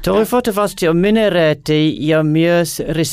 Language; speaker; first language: Finnish; non-native, learner; English